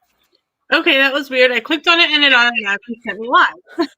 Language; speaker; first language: English; native; English